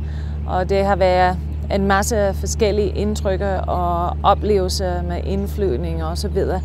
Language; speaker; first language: Danish; non-native, fluent; English